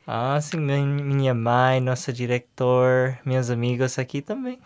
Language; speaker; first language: Portuguese; non-native, learner; English